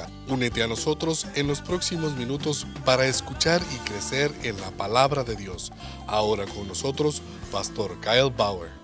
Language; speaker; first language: Spanish; native; Spanish